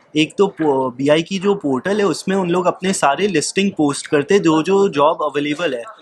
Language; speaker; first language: Hindi; native; Hindi